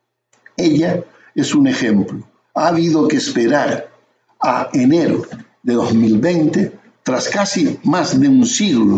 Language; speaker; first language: Spanish; native; Spanish